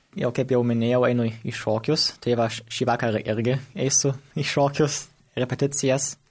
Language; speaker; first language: Lithuanian; early bilingual, heritage; Lithuanian